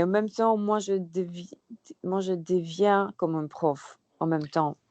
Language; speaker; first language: French; non-native, learner; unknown